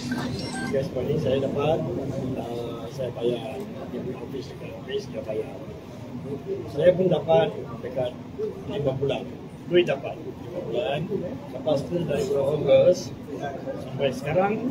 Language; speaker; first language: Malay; non-native, local second language; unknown